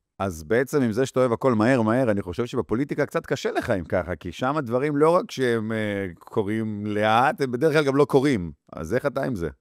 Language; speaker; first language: Hebrew; native; Hebrew